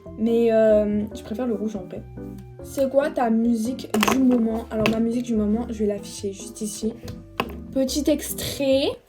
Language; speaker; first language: French; native; French